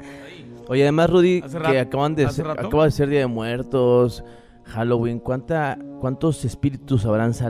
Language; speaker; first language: Spanish; native; Spanish